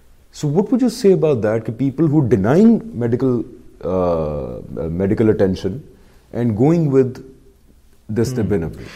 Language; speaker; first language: English; non-native, local second language; Urdu